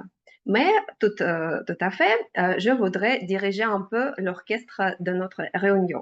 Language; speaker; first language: French; non-native, learner; Russian